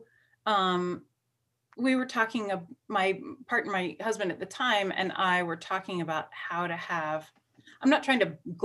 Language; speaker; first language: English; native; English